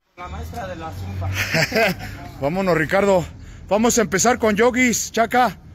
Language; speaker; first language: Spanish; native; Spanish